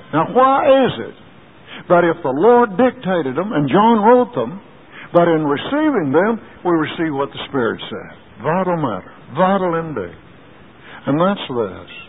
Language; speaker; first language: English; native; English